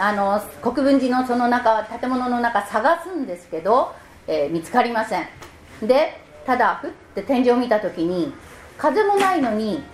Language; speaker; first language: Japanese; native; Japanese